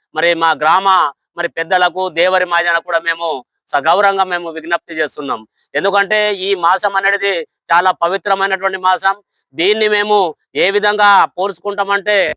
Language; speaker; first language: Telugu; non-native, local second language; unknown